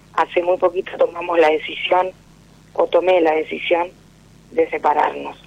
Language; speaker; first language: Spanish; native; Spanish